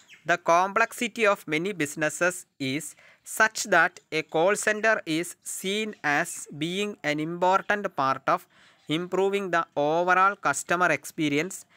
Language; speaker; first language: English; non-native, local second language; Malayalam